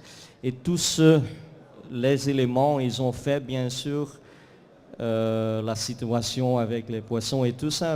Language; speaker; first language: French; non-native, fluent; Dutch